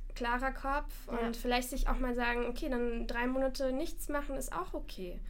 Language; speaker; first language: German; non-native, fluent; Russian